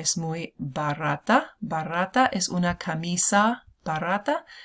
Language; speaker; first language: Spanish; non-native, fluent; English